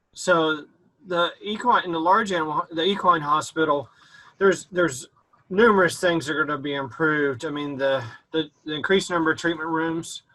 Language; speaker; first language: English; native; English